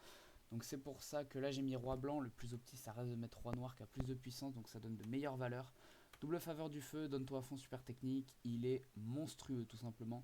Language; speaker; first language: French; native; French